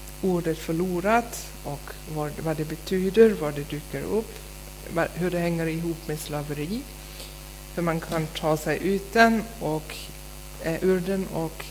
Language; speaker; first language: Swedish; non-native, fluent; German